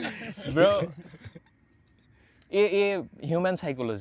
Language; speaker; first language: Hindi; non-native, fluent; Bangla